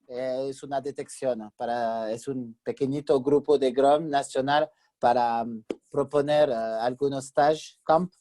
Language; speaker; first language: Spanish; non-native, fluent; French